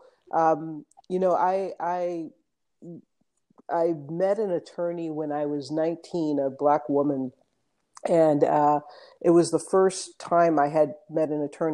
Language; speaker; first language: English; native; English